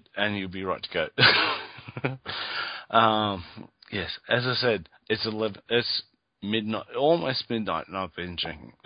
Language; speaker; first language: English; native; English